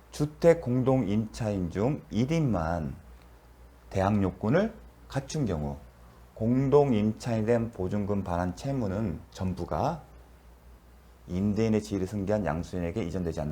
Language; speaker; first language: Korean; native; Korean